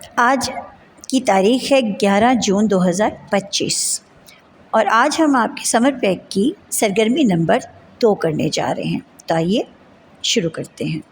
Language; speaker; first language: Urdu; native; Urdu